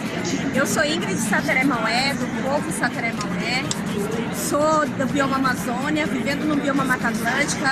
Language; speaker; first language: Portuguese; native; Portuguese